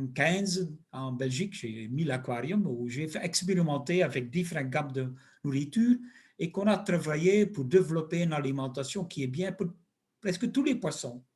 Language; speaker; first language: French; non-native, local second language; Dutch